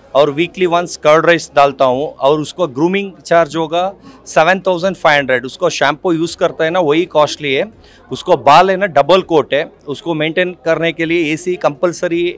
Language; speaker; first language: Hindi; non-native, local second language; Kannada